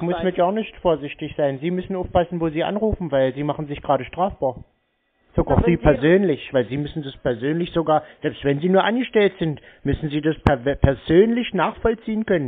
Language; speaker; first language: German; native; German